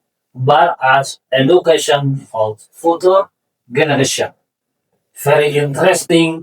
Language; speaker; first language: English; non-native, learner; Indonesian